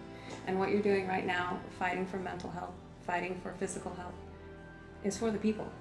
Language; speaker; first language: English; native; English